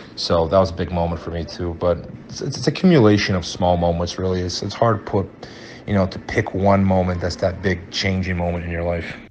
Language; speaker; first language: English; early bilingual, other home language; Portuguese